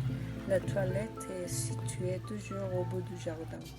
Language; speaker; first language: French; non-native, learner; Korean